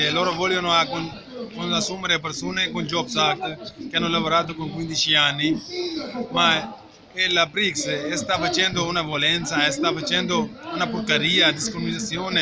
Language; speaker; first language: Italian; non-native, learner; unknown